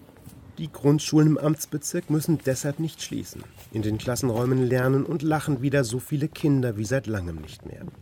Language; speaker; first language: German; native; German